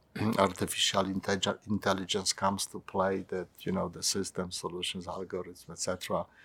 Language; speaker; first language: English; non-native, fluent; Polish